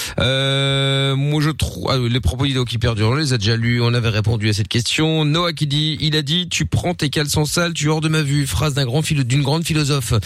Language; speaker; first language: French; early bilingual, other home language; Portuguese